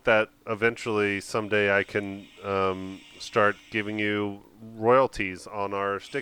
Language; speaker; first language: English; native; English